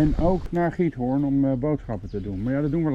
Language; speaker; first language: Dutch; native; Dutch